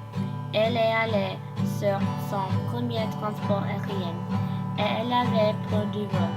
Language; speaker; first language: French; non-native, learner; English